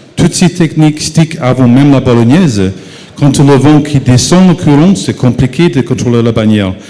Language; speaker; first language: French; non-native, fluent; English